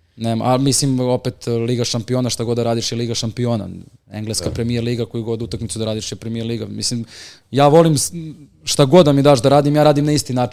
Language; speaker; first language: Serbian; native; Serbian